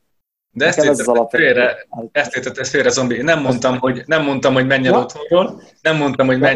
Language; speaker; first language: Hungarian; native; Hungarian